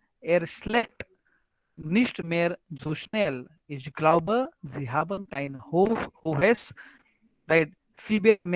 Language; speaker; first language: German; non-native, fluent; Marathi